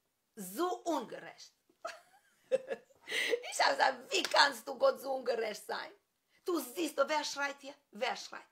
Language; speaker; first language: German; non-native, fluent; Albanian